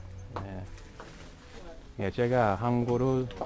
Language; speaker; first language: Korean; non-native, learner; English